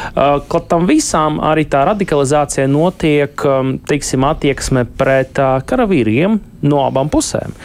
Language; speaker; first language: Latvian; non-native, local second language; Russian